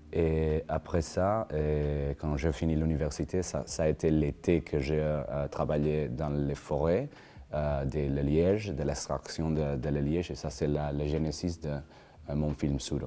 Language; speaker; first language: French; non-native, learner; Spanish